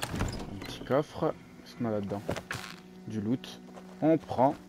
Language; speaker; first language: French; native; French